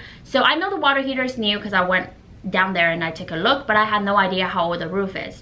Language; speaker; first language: English; non-native, fluent; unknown